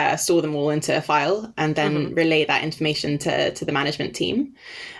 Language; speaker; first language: English; non-native, fluent; Danish